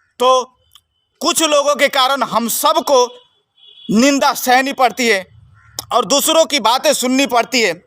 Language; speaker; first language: Hindi; native; Hindi